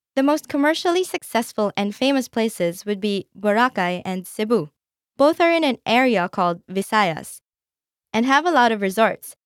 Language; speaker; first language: English; non-native, local second language; Filipino